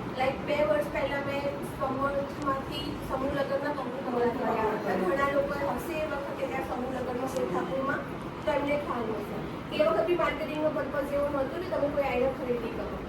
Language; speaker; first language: Gujarati; native; Gujarati